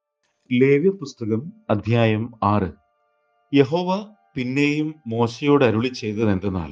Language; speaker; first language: Malayalam; native; Malayalam